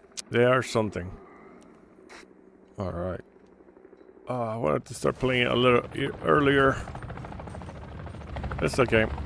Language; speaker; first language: English; non-native, local second language; Spanish